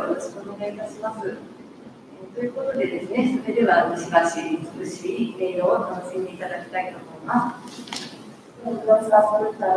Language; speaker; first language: Japanese; native; Japanese